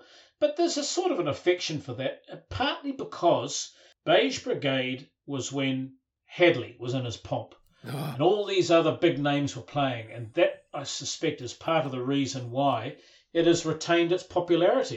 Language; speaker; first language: English; native; English